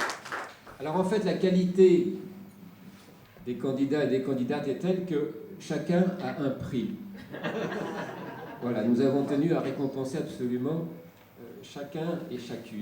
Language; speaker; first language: French; native; French